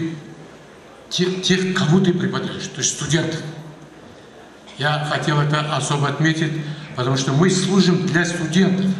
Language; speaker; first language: Russian; non-native, local second language; Kazakh